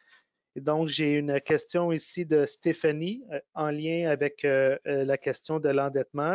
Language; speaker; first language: French; native; French